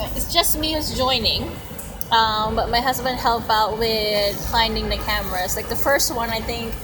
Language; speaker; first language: English; non-native, local second language; Filipino